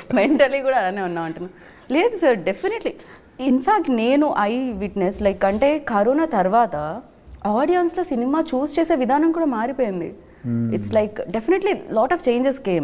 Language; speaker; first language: Telugu; native; Telugu